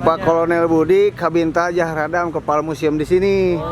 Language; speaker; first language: Indonesian; native; Indonesian